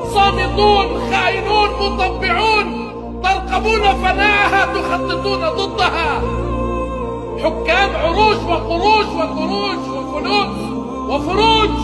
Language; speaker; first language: Arabic; native; Arabic